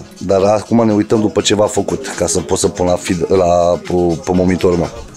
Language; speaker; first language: Romanian; native; Romanian